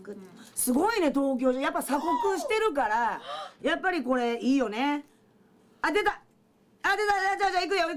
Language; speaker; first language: Japanese; native; Japanese